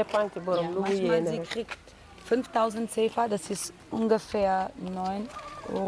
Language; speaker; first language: German; non-native, learner; French